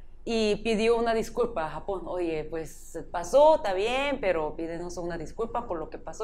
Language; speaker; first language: Spanish; non-native, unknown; Korean